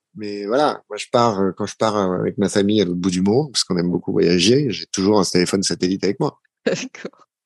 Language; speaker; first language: French; native; French